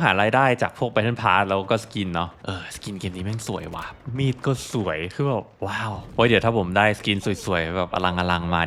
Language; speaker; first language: Thai; native; Thai